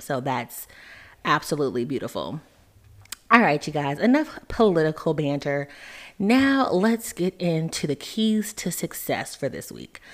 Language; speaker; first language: English; native; English